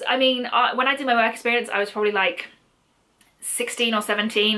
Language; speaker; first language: English; native; English